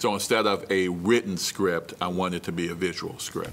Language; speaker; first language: English; native; English